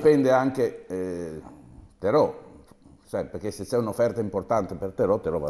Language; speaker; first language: Italian; native; Italian